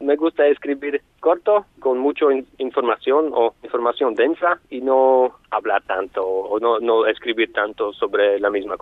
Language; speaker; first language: Spanish; non-native, fluent; Slovak